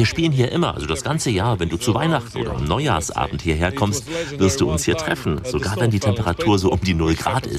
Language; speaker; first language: German; native; German